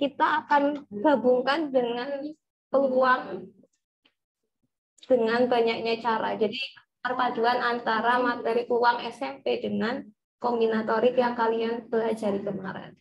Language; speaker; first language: Indonesian; native; Indonesian